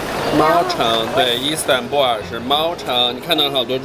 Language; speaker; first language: Chinese; native; Chinese